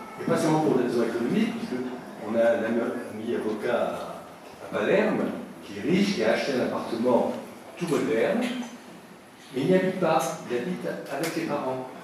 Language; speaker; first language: French; native; French